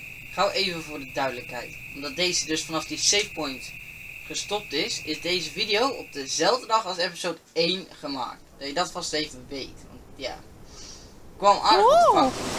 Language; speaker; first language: Dutch; native; Dutch